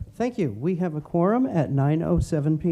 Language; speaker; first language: English; native; English